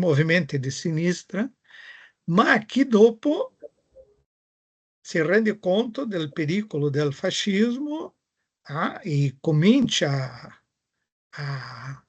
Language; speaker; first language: Italian; non-native, fluent; Portuguese